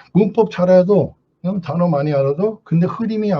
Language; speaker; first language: Korean; early bilingual, heritage; Korean